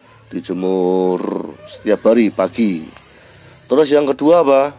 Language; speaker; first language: Indonesian; native; Indonesian